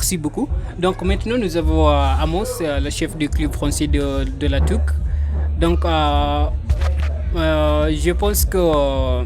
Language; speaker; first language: French; non-native, learner; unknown